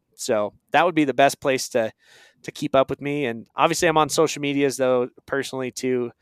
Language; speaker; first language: English; native; English